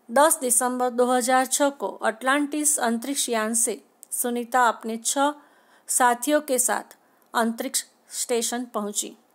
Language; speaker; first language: Hindi; non-native, local second language; Gujarati